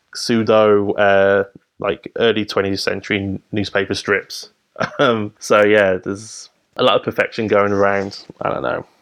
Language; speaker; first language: English; native; English